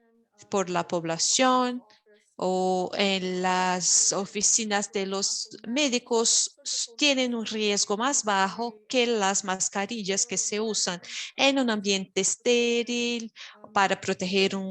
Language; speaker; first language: Spanish; non-native, fluent; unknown